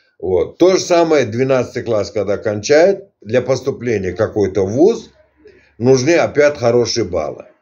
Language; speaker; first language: Russian; non-native, local second language; Turkmen